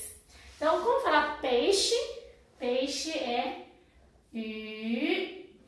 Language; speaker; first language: Portuguese; non-native, fluent; Chinese